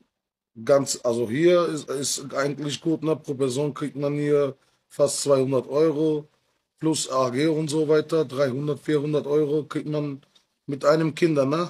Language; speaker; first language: German; non-native, learner; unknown